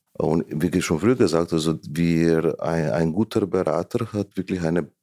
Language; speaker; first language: German; non-native, fluent; Slovenian